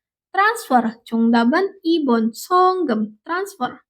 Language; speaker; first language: Korean; non-native, fluent; Indonesian